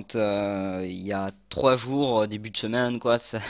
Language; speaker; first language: French; native; French